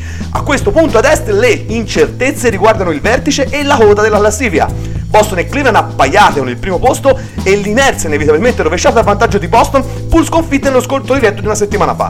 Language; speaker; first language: Italian; native; Italian